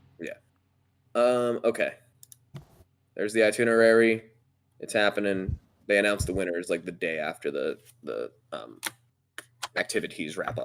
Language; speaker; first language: English; native; English